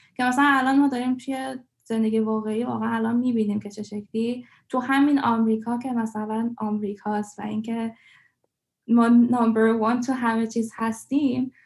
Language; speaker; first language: Persian; early bilingual, heritage; Persian